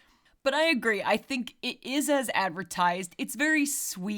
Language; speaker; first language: English; native; English